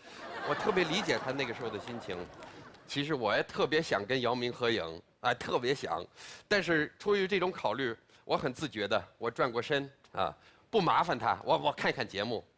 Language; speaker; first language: Chinese; non-native, fluent; English